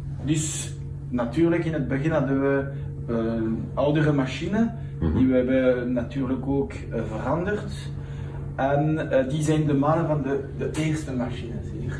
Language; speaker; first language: Dutch; non-native, local second language; French